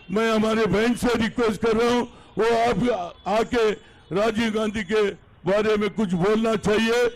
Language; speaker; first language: Hindi; non-native, local second language; Telugu